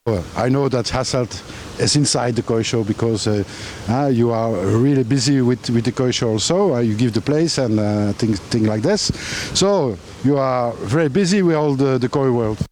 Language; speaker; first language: English; non-native, fluent; French